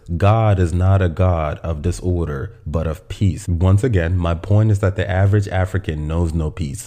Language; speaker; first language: English; non-native, local second language; Igbo